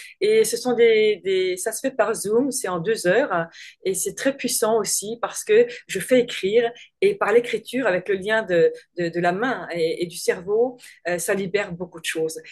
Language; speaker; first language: French; native; French